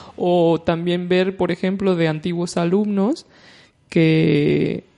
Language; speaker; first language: Spanish; native; Spanish